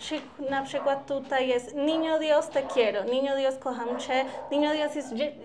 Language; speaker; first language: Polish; non-native, learner; Spanish